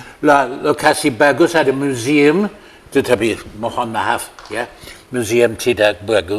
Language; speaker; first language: Indonesian; non-native, learner; English